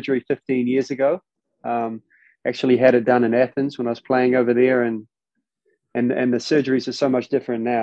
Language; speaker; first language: English; native; English